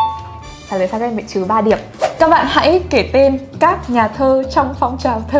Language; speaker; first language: Vietnamese; native; Vietnamese